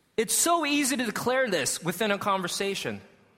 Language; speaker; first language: English; native; English